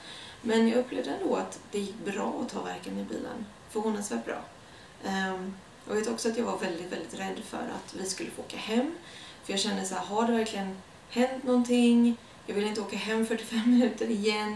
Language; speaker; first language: Swedish; native; Swedish